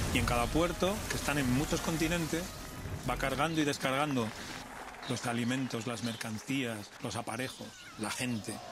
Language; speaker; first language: Spanish; native; Spanish